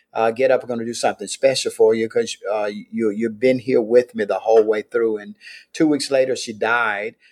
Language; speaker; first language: English; native; English